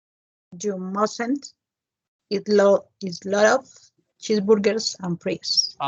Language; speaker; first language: English; non-native, learner; Spanish